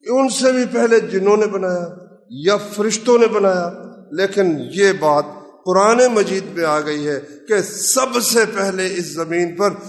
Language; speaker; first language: Urdu; non-native, local second language; Punjabi